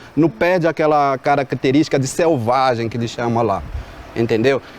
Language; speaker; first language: Portuguese; non-native, local second language; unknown